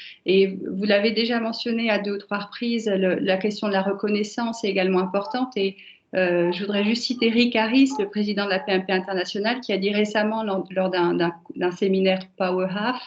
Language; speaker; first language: French; native; French